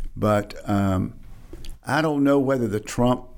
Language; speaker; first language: English; native; English